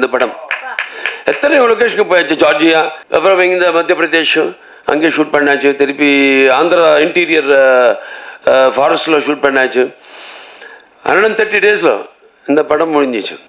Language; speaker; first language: Tamil; non-native, local second language; Telugu